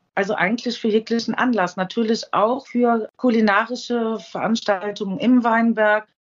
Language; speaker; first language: German; native; German